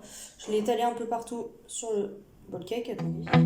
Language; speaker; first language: French; native; French